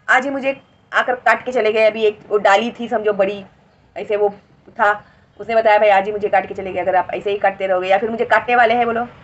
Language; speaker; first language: Hindi; non-native, local second language; Marathi